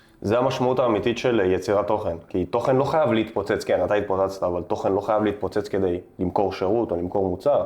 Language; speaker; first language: Hebrew; native; Hebrew